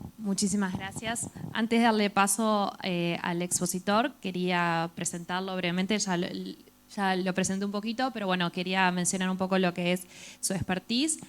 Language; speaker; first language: Spanish; native; Spanish